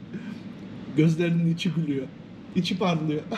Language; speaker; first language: Turkish; early bilingual, heritage; Turkish